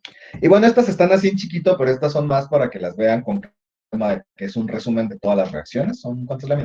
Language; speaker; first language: Spanish; native; Spanish